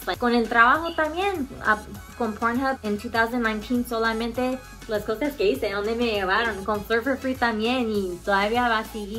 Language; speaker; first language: Spanish; early bilingual, heritage; Spanish